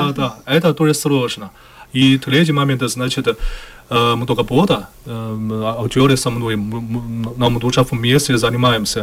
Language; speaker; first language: Russian; non-native, learner; Chinese